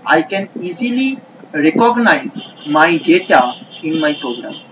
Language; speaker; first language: English; non-native, local second language; Bangla